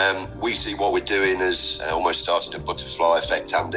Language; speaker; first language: English; native; English